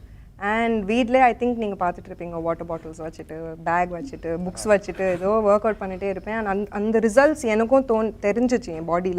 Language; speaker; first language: Tamil; non-native, local second language; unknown